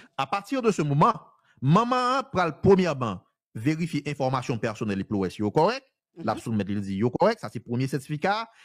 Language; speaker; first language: French; non-native, local second language; Haitian Creole